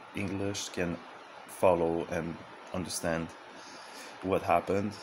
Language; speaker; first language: English; non-native, fluent; French